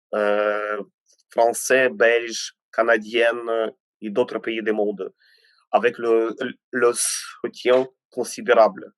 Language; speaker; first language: French; non-native, fluent; Ukrainian